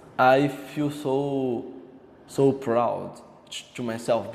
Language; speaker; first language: English; non-native, learner; Portuguese